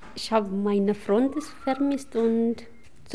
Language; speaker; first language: German; non-native, learner; Amharic